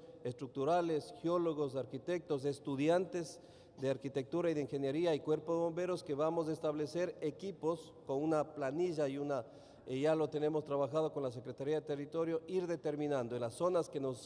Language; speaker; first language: Spanish; native; Spanish